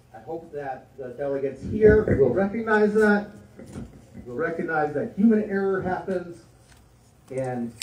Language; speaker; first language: English; native; English